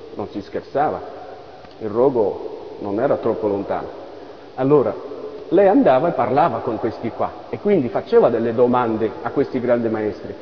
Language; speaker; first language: Italian; non-native, fluent; French